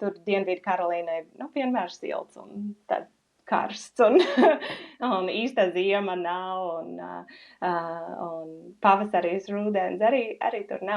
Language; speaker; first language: Latvian; non-native, fluent; English